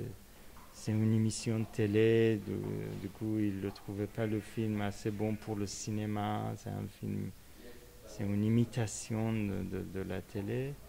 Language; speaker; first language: French; non-native, fluent; Persian